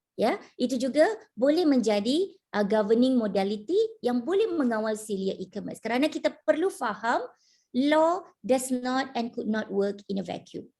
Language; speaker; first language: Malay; native; Malay